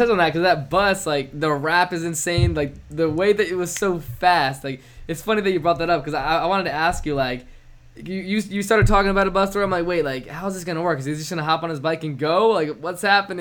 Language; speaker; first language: English; native; English